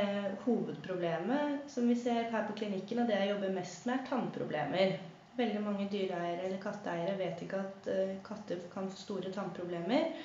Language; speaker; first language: Norwegian; native; Norwegian